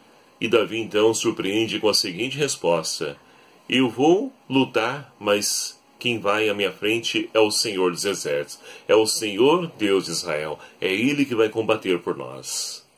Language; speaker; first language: Portuguese; native; Portuguese